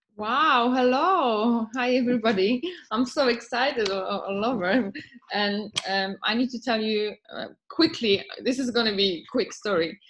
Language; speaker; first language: English; non-native, fluent; Polish